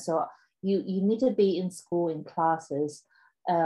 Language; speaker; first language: English; non-native, fluent; Chinese